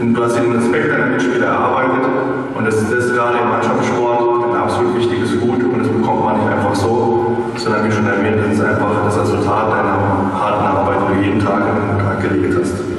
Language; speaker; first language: German; native; German